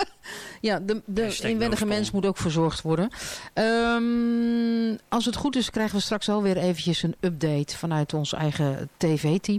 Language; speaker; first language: Dutch; native; Dutch